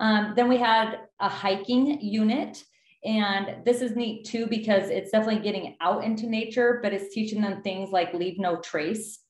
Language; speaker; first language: English; native; English